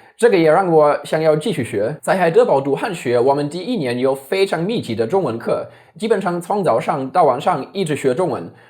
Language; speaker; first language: Chinese; non-native, fluent; German